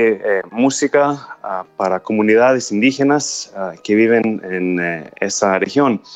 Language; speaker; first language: Spanish; non-native, fluent; Greek